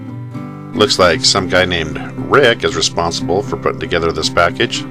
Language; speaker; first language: English; native; English